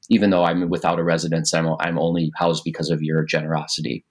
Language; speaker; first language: English; native; English